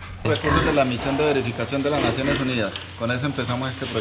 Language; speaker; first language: Spanish; native; Spanish